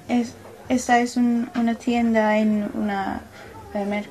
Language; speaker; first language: Spanish; non-native, learner; English